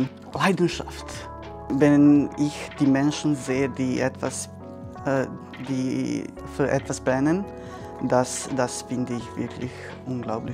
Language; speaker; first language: German; non-native, fluent; Serbian